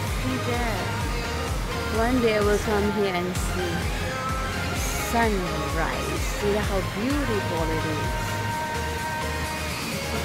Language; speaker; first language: English; non-native, learner; Filipino